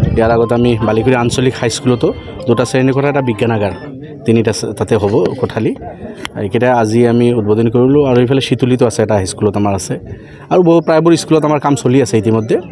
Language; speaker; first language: Assamese; non-native, local second language; Bangla